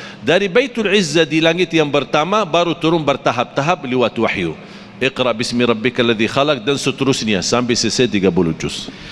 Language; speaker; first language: Malay; non-native, fluent; Arabic